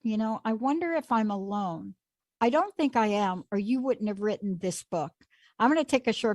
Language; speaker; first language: English; native; English